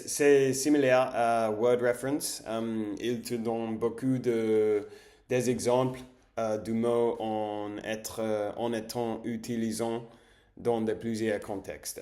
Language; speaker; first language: French; non-native, learner; English